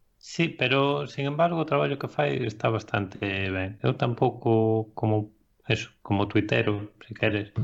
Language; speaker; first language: Galician; non-native, local second language; Spanish